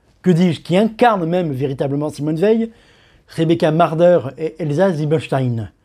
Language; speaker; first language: French; native; French